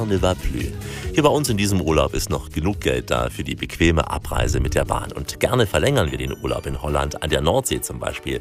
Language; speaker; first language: German; native; German